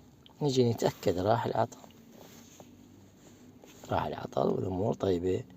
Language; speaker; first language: Arabic; native; Arabic